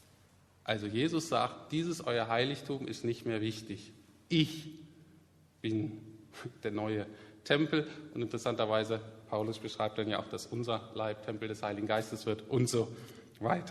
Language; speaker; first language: German; native; German